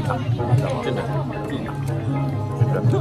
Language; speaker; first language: Chinese; non-native, learner; English